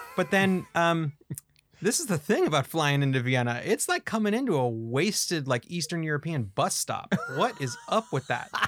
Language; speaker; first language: English; native; English